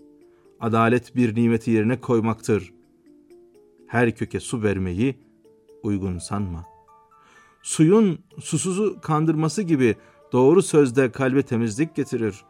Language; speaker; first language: Turkish; native; Turkish